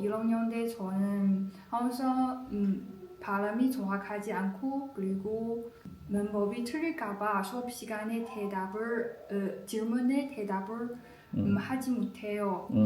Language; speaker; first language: Korean; non-native, learner; Chinese